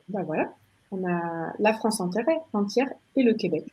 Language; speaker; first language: French; native; French